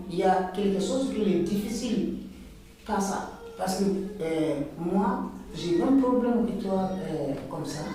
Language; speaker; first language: French; non-native, learner; Bambara